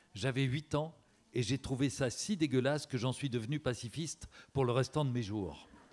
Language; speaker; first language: French; native; French